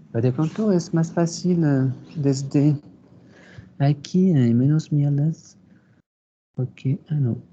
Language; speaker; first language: Spanish; non-native, fluent; French